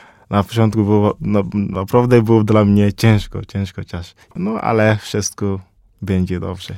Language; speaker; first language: Polish; non-native, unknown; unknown